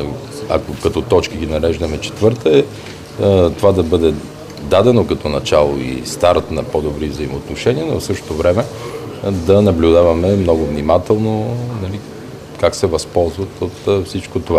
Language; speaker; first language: Bulgarian; native; Bulgarian